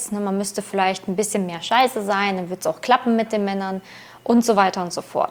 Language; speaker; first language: German; native; German